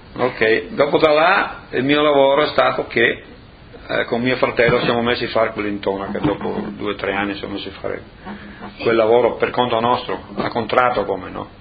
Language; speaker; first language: Italian; native; Italian